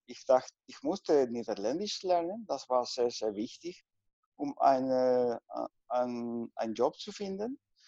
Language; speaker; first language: German; non-native, fluent; Spanish